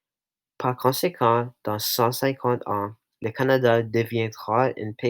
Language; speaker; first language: French; non-native, local second language; English